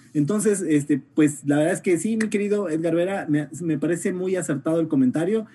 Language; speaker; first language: Spanish; native; Spanish